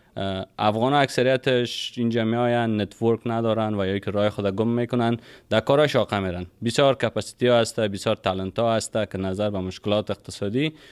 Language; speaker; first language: Persian; native; Persian